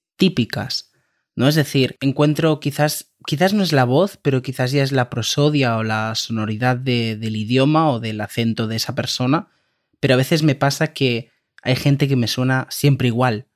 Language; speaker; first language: Spanish; native; Spanish